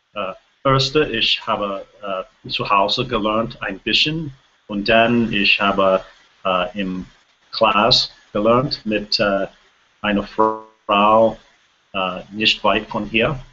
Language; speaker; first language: German; non-native, learner; English